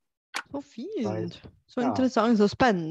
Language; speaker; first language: Norwegian; non-native, fluent; Bulgarian